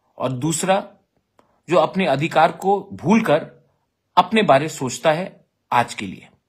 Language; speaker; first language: Hindi; non-native, local second language; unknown